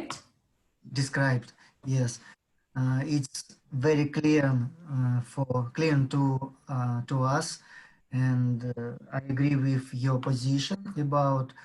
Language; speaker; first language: English; non-native, learner; Russian